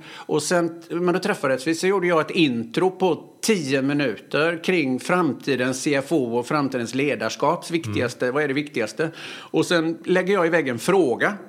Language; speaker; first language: Swedish; native; Swedish